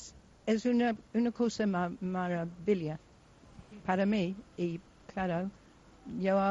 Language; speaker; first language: Spanish; non-native, local second language; Basque